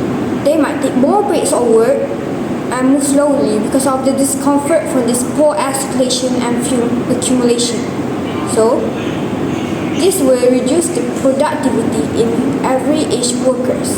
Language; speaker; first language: English; non-native, learner; Malay